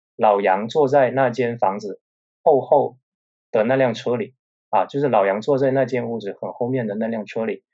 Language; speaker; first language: Chinese; non-native, local second language; Min Nan Chinese